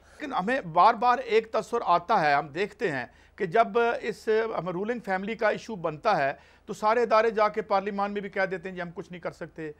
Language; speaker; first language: Urdu; non-native, local second language; Punjabi